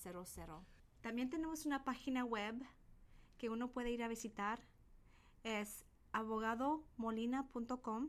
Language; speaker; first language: Spanish; early bilingual, heritage; Spanish